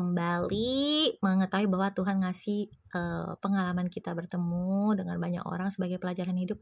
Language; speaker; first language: Indonesian; native; Indonesian